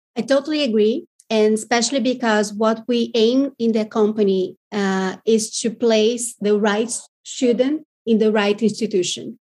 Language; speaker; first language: English; non-native, fluent; Portuguese